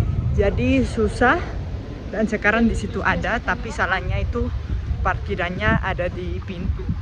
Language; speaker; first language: Indonesian; non-native, fluent; Spanish